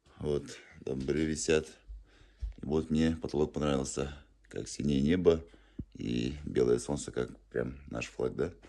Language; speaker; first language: Russian; non-native, local second language; Yakut